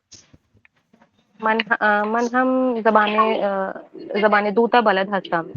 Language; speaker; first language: Persian; non-native, learner; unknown